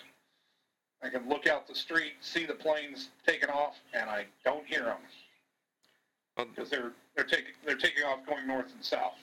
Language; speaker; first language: English; native; English